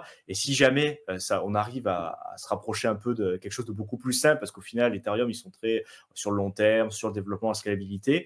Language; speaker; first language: French; native; French